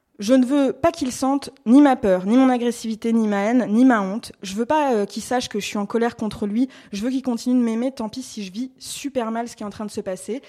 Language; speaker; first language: French; native; French